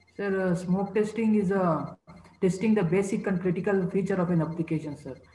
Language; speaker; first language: English; non-native, local second language; Kannada